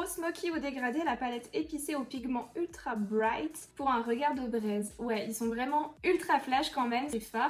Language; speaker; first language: French; native; French